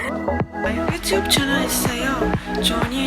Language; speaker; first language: Korean; non-native, learner; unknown